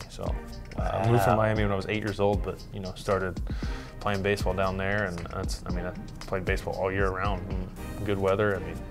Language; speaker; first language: English; native; English